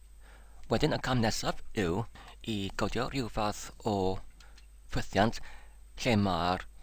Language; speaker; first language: Welsh; non-native, learner; English